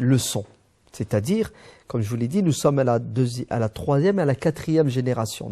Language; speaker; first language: French; early bilingual, other home language; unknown